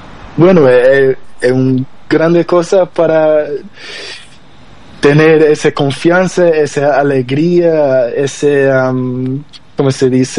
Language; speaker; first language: Spanish; non-native, learner; Portuguese